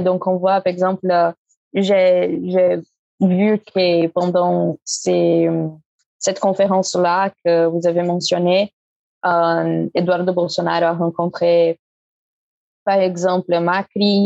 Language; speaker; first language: French; non-native, fluent; Portuguese